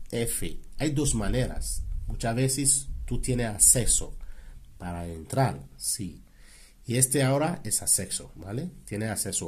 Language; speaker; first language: Spanish; non-native, learner; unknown